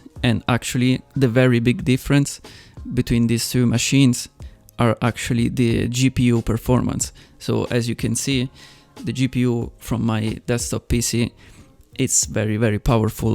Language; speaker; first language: English; non-native, fluent; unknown